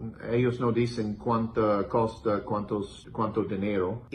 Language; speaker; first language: Spanish; non-native, learner; English